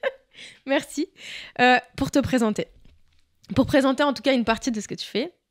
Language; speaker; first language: French; native; French